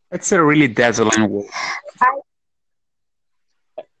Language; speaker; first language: English; non-native, fluent; Arabic